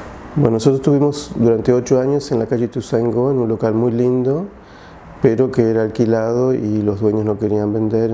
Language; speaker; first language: Spanish; native; Spanish